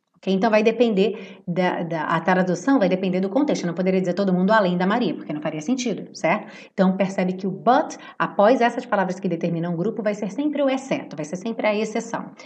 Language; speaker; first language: Portuguese; native; Portuguese